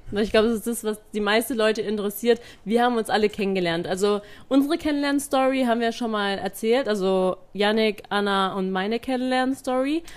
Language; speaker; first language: German; native; German